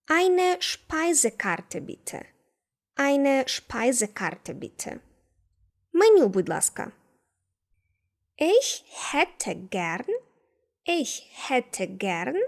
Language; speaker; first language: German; non-native, fluent; Ukrainian